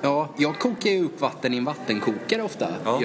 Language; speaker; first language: Swedish; native; Swedish